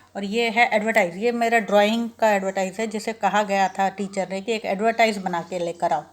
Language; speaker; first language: Hindi; non-native, local second language; Kannada